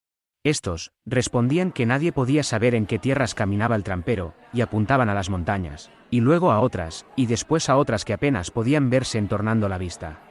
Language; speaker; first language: Spanish; native; Spanish